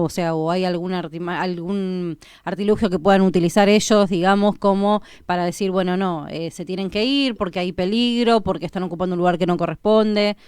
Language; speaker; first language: Spanish; native; Spanish